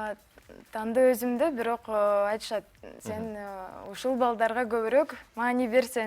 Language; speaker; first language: Kyrgyz; non-native, local second language; Uyghur